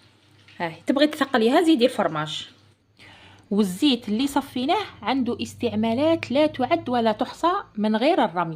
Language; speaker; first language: Arabic; native; Arabic